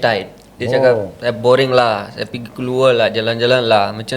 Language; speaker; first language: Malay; non-native, learner; Punjabi